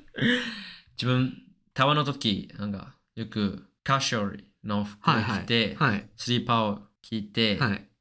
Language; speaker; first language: Japanese; non-native, learner; Chinese